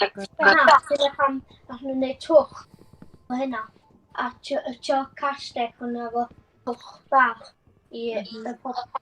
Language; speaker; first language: Welsh; non-native, local second language; English